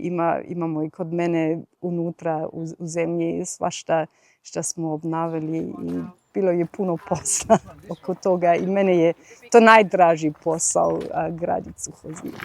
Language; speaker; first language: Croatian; non-native, fluent; German